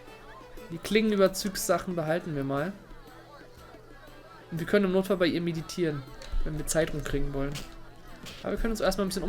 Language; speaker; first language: German; native; German